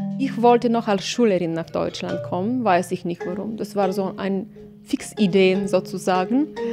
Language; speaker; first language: German; non-native, fluent; Bulgarian